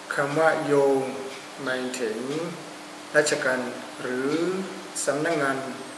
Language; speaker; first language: Thai; non-native, fluent; Burmese